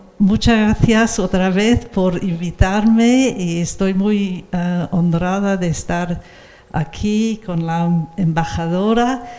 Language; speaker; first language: Spanish; non-native, fluent; English